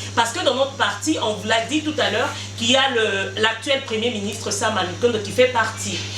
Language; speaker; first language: French; non-native, local second language; Lingala